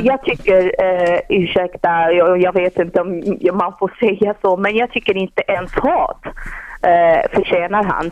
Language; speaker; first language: Swedish; non-native, fluent; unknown